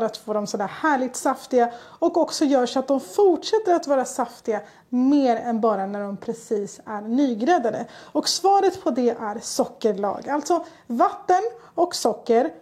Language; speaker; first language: Swedish; native; Swedish